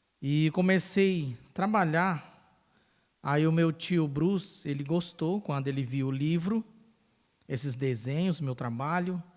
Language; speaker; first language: Portuguese; non-native, local second language; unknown